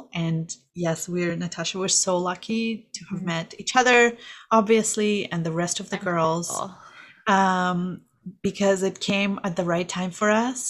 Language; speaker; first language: English; non-native, fluent; Kazakh